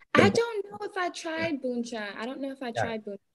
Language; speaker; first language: English; native; English